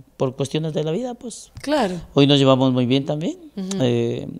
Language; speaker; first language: Spanish; native; Spanish